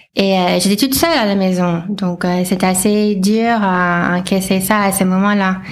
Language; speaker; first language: French; non-native, fluent; English